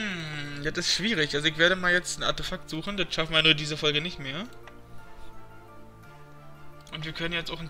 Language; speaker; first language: German; native; German